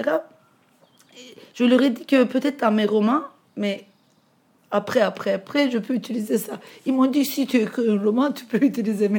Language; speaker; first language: French; non-native, fluent; Turkish